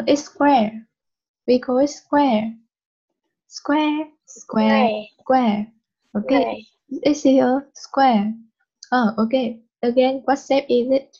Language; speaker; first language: English; non-native, learner; Vietnamese